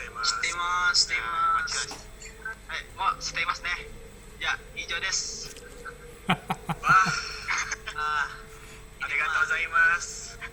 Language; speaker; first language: Japanese; non-native, learner; Indonesian